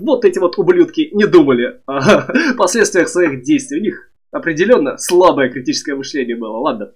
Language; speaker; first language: Russian; native; Russian